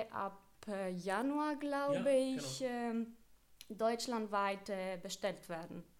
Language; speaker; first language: German; non-native, fluent; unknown